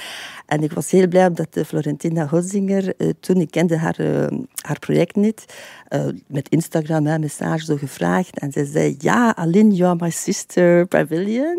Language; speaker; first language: Dutch; non-native, fluent; French